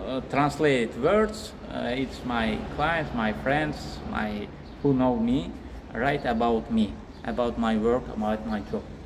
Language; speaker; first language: English; non-native, learner; Lezghian